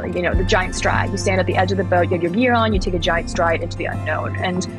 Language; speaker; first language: English; early bilingual, other home language; Thai